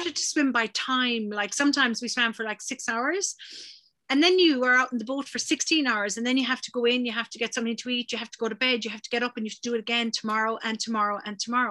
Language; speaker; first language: English; native; English